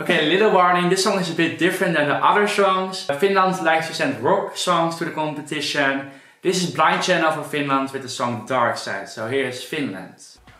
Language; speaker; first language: English; non-native, fluent; Dutch